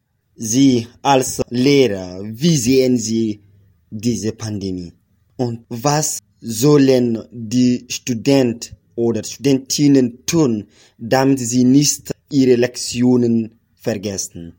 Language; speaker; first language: German; non-native, fluent; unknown